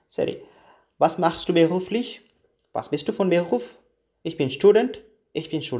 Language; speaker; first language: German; non-native, learner; Tamil